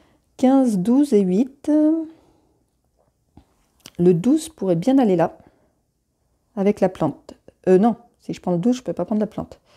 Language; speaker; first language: French; native; French